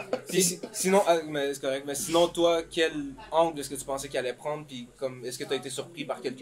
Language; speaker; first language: French; native; French